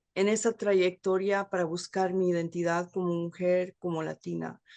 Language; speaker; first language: Spanish; early bilingual, heritage; Spanish